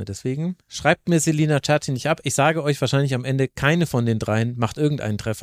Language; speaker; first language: German; native; German